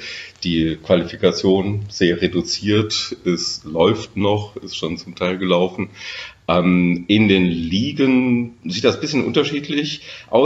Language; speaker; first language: German; native; German